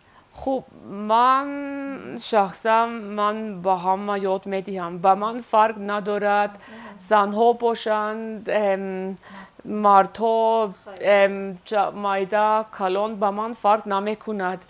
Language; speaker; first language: Persian; non-native, learner; Swiss German